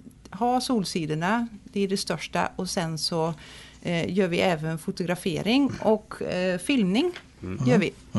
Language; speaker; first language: Swedish; non-native, fluent; Dutch